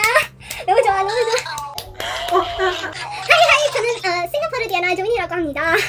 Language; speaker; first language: Korean; non-native, learner; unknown